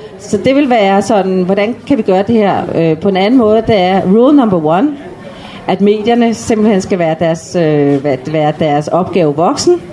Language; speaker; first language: Danish; native; Danish